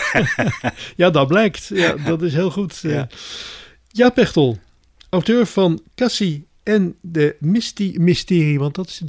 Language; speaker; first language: Dutch; native; Dutch